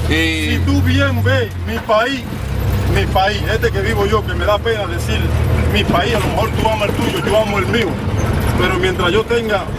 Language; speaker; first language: Spanish; native; Spanish